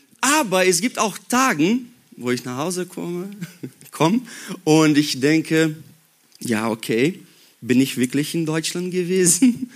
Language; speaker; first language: German; non-native, learner; Portuguese